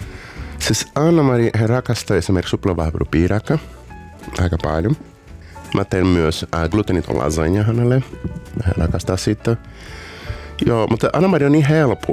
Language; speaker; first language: Finnish; non-native, fluent; Portuguese